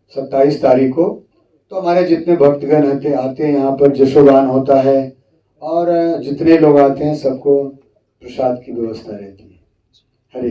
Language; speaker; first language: Hindi; native; Hindi